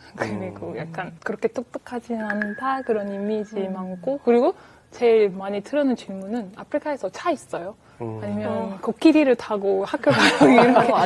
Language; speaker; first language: Korean; non-native, fluent; French